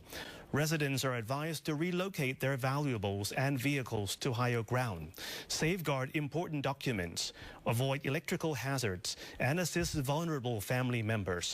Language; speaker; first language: English; non-native, fluent; Thai